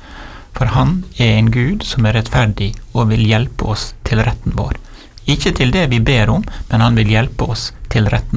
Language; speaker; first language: Norwegian; native; Norwegian